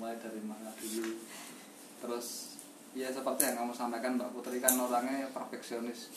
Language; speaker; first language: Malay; non-native, local second language; Javanese